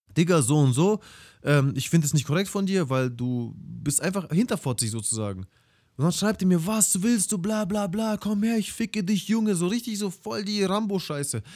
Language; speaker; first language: German; early bilingual, other home language; Russian